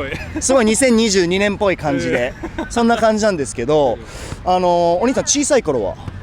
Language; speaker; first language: Japanese; native; Japanese